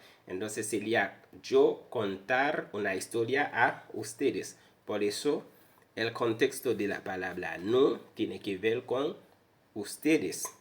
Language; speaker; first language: Spanish; non-native, fluent; Haitian Creole